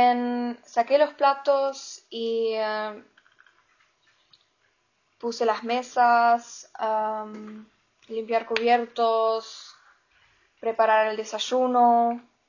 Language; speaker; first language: Spanish; non-native, learner; German